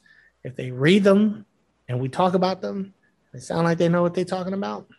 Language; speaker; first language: English; native; English